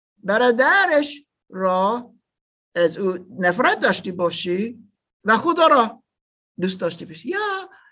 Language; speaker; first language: Persian; non-native, learner; English